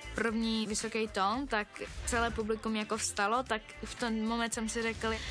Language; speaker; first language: Czech; non-native, fluent; Bulgarian